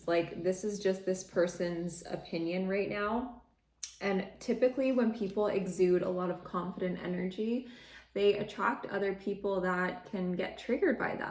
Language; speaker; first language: English; native; English